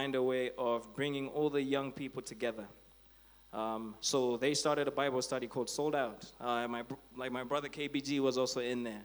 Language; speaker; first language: English; non-native, local second language; Nyanja